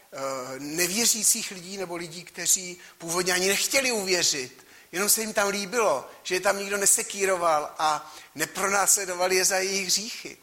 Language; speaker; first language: Czech; native; Czech